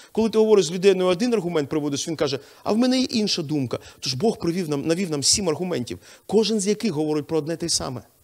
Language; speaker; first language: Ukrainian; non-native, local second language; Russian